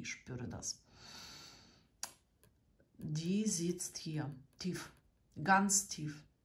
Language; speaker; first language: German; non-native, fluent; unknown